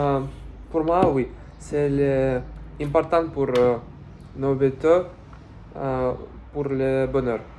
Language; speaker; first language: French; non-native, learner; Russian